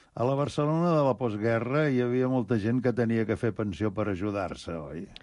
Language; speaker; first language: Catalan; native; Catalan